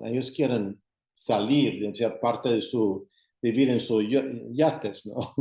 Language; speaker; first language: Spanish; non-native, fluent; Swedish